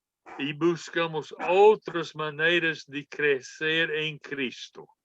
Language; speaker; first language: Portuguese; non-native, fluent; English